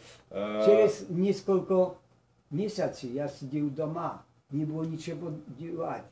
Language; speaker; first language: Russian; non-native, learner; Polish